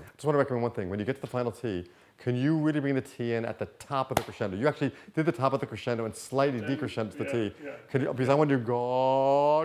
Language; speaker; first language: English; native; English